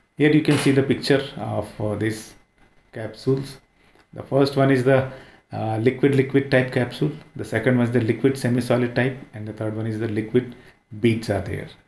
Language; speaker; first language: English; non-native, local second language; Hindi